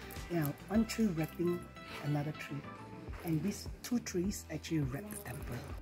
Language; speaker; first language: English; non-native, local second language; Chinese